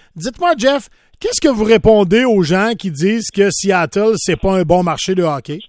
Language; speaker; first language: French; native; French